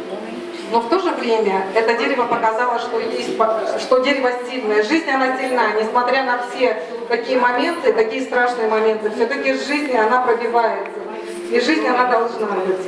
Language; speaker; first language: Russian; native; Russian